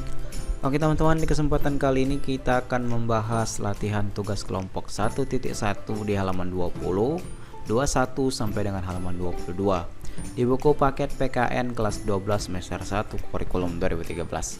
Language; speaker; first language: Indonesian; native; Indonesian